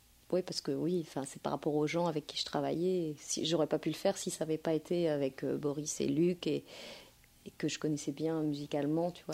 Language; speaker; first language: French; native; French